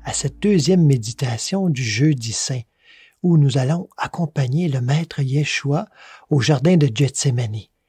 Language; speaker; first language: French; native; French